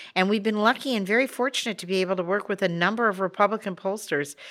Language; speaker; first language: English; native; English